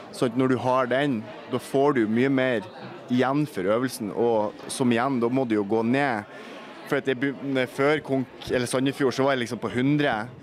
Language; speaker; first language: Norwegian; native; Norwegian